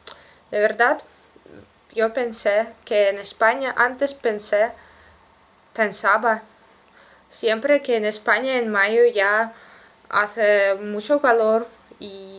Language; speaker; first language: Spanish; non-native, learner; Russian